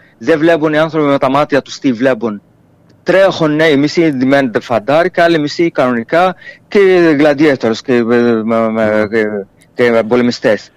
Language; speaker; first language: Greek; non-native, fluent; Arabic